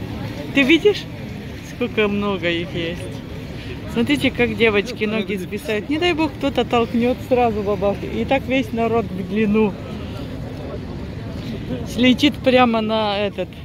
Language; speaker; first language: Russian; native; Russian